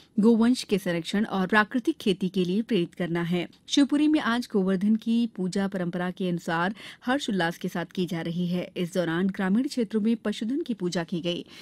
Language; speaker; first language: Hindi; native; Hindi